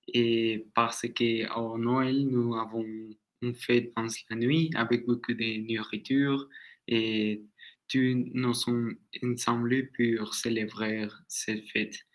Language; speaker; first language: French; non-native, learner; Spanish